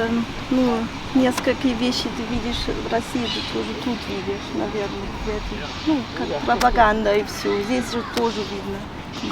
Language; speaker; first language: Russian; early bilingual, heritage; Russian